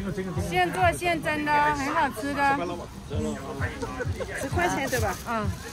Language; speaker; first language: Chinese; native; Chinese